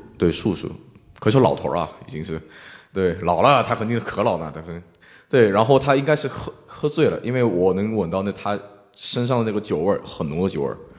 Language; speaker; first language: Chinese; non-native, fluent; Korean